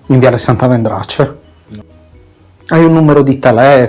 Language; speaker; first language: Italian; native; Italian